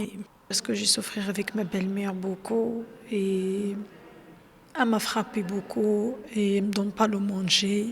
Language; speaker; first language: French; non-native, learner; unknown